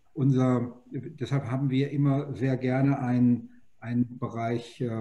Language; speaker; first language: German; native; German